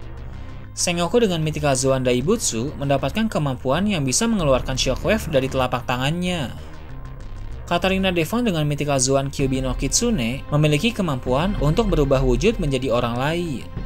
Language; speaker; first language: Indonesian; native; Indonesian